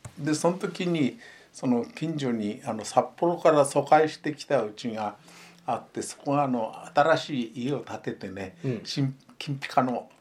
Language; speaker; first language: Japanese; native; Japanese